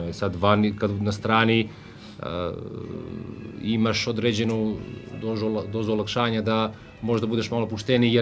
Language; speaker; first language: Serbian; native; Serbian